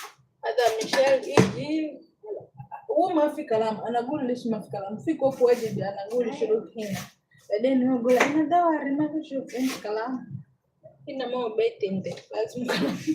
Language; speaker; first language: Arabic; non-native, learner; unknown